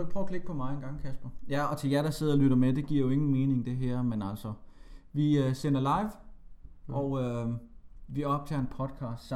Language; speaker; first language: Danish; native; Danish